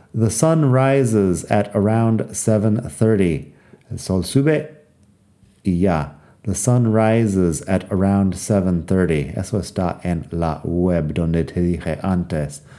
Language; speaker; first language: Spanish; non-native, fluent; English